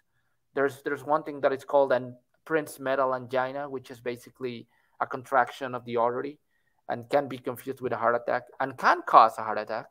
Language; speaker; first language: English; non-native, fluent; Spanish